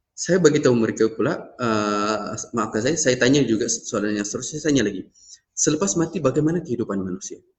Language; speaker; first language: Malay; non-native, local second language; Iban